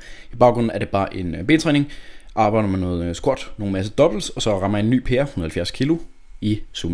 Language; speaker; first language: Danish; native; Danish